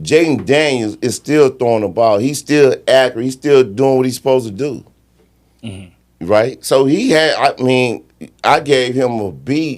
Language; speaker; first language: English; native; English